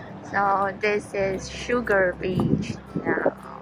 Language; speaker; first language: English; non-native, learner; Chinese